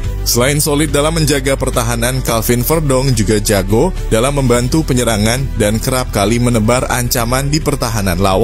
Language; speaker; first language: Indonesian; native; Indonesian